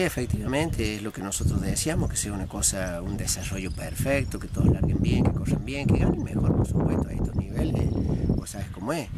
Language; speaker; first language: Spanish; native; Spanish